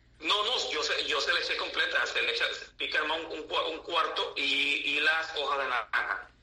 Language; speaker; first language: Spanish; native; Spanish